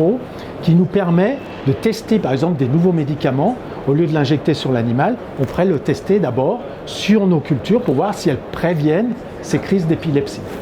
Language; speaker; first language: French; native; French